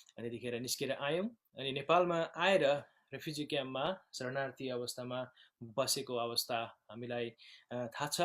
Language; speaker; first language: Nepali; native; Nepali